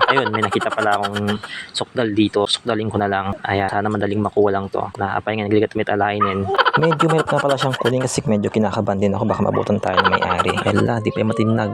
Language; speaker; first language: Filipino; non-native, local second language; Iloko